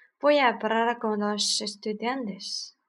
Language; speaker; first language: Spanish; non-native, learner; Chinese